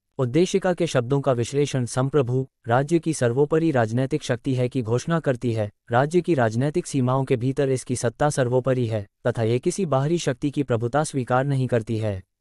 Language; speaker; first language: Hindi; native; Hindi